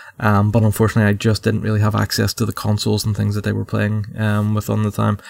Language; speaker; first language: English; native; English